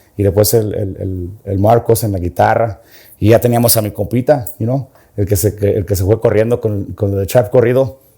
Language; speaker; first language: Spanish; early bilingual, heritage; Spanish